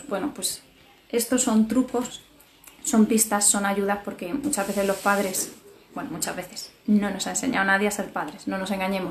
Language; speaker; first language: Spanish; native; Spanish